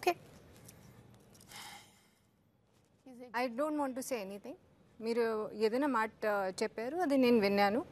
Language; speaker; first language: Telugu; non-native, learner; Hindi